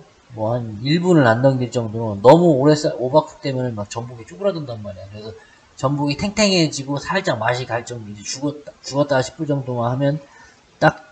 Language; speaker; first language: Korean; native; Korean